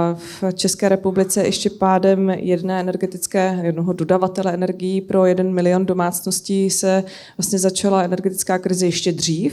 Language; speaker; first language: Czech; native; Czech